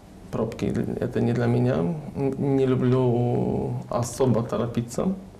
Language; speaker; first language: Russian; non-native, fluent; Polish